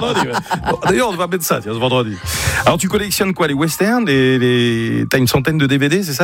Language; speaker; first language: French; native; French